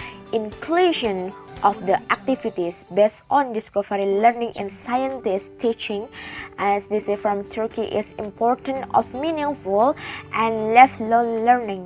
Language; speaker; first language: English; non-native, learner; Indonesian